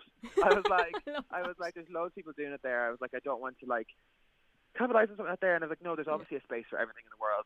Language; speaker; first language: English; native; English